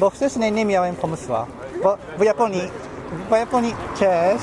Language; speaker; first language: Polish; non-native, learner; Japanese